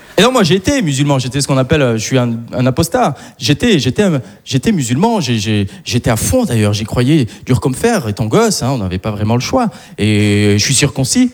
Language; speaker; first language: French; early bilingual, other home language; Arabic